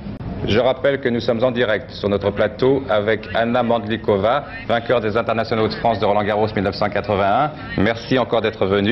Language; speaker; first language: French; native; French